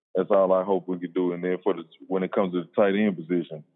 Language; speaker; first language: English; native; English